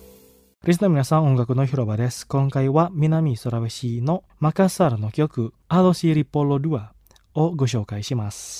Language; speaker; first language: Japanese; non-native, fluent; Indonesian